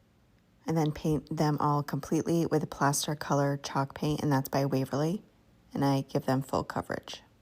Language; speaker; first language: English; native; English